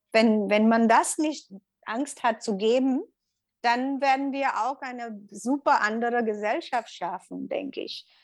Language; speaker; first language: German; non-native, learner; Tamil